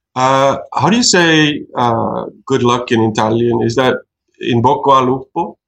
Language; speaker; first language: English; non-native, fluent; Norwegian